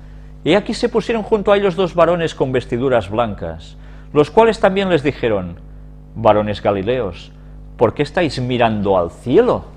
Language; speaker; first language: Spanish; native; Spanish